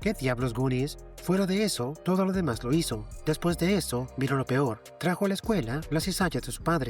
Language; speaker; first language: Spanish; native; Spanish